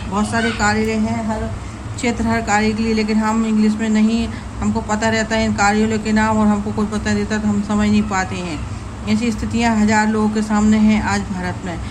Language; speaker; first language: Hindi; native; Hindi